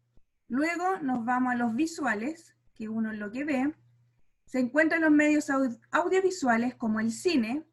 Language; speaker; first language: Spanish; native; Spanish